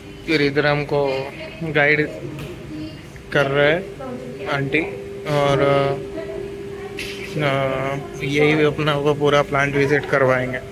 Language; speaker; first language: Hindi; native; Hindi